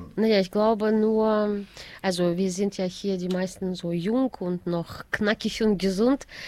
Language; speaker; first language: German; native; German